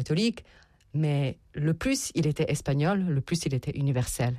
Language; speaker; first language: French; non-native, fluent; Serbian